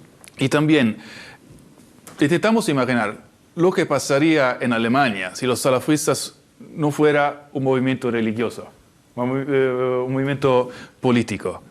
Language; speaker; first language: Spanish; non-native, fluent; Italian